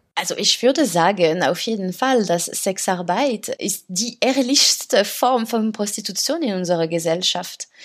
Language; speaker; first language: German; non-native, fluent; French